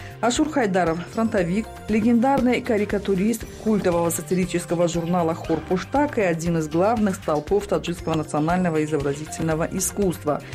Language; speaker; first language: Russian; non-native, local second language; Tajik